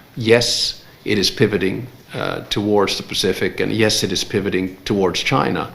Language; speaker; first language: English; non-native, fluent; Finnish